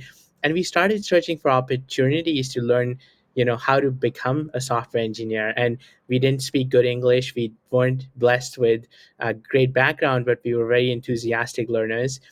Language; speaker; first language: English; non-native, local second language; Hindi